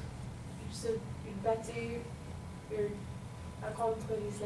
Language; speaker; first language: French; non-native, learner; English